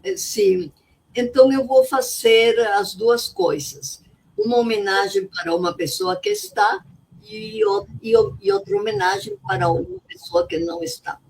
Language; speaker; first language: Portuguese; non-native, fluent; Spanish